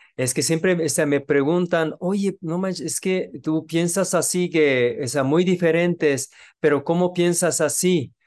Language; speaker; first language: Spanish; non-native, fluent; Japanese